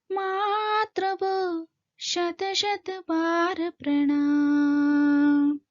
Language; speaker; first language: Hindi; non-native, local second language; Kannada